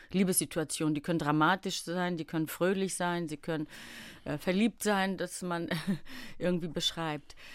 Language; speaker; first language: German; early bilingual, other home language; Greek